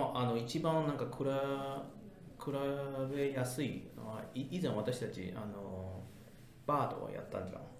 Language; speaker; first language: Japanese; non-native, fluent; English